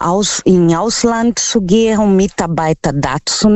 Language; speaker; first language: German; non-native, learner; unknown